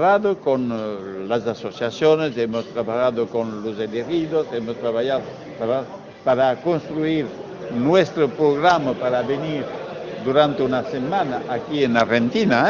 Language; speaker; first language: Spanish; non-native, learner; French